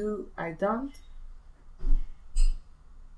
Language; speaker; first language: English; non-native, learner; Spanish